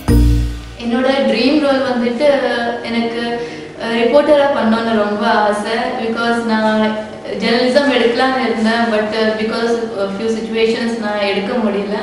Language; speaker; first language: Tamil; non-native, local second language; Telugu